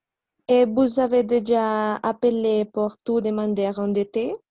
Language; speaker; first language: French; non-native, learner; Spanish